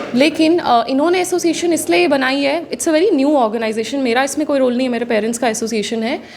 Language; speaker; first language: Hindi; non-native, local second language; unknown